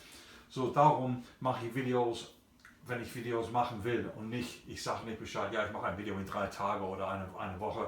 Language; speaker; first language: German; non-native, fluent; English